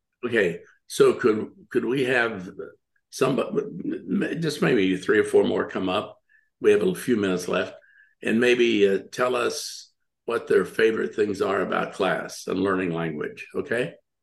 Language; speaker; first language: English; native; English